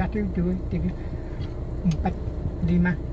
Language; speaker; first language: Indonesian; non-native, learner; English